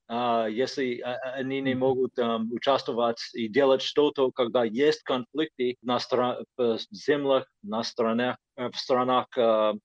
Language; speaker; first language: Russian; non-native, fluent; English